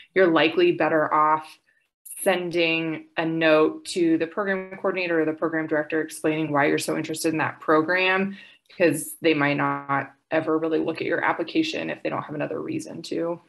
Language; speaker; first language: English; native; English